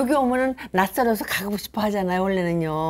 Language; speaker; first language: Korean; native; Korean